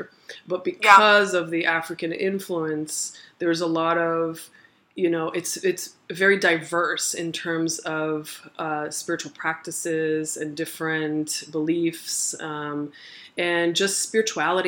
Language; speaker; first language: English; early bilingual, other home language; Portuguese